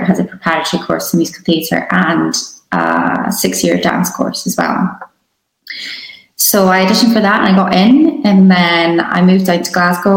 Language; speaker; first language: English; native; English